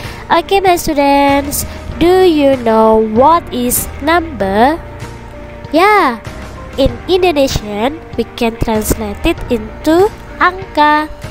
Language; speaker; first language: English; non-native, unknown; Indonesian